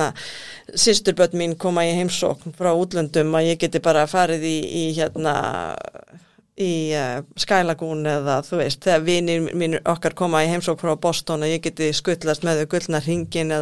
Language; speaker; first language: Icelandic; native; Icelandic